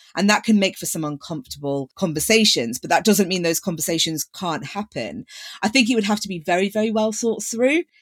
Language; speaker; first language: English; native; English